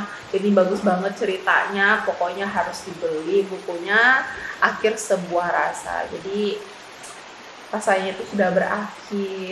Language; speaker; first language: Indonesian; native; Indonesian